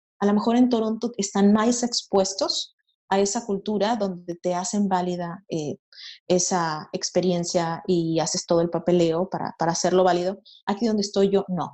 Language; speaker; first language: Spanish; native; Spanish